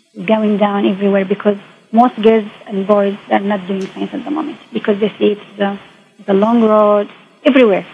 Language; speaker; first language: English; non-native, fluent; Arabic